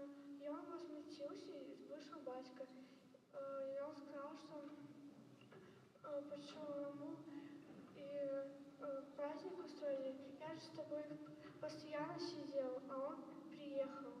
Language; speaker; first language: Russian; non-native, local second language; Belarusian